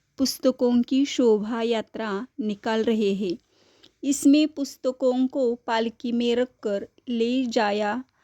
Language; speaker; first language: Hindi; non-native, local second language; Marathi